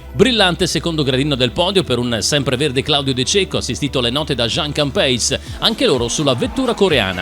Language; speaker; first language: Italian; native; Italian